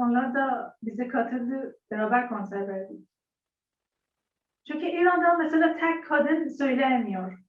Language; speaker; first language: Turkish; non-native, learner; Persian